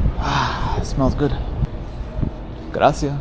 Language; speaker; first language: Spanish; non-native, learner; English